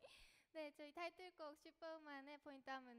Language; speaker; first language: Korean; native; Korean